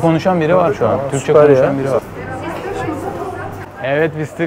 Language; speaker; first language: Turkish; native; Turkish